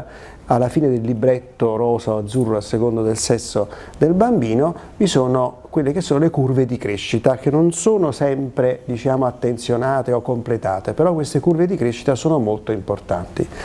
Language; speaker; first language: Italian; native; Italian